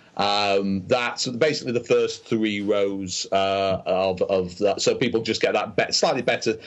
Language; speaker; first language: English; native; English